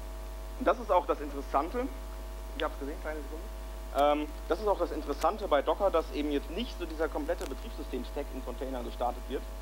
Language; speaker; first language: German; native; German